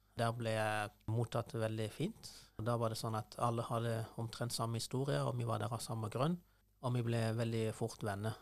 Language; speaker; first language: Norwegian; non-native, fluent; Persian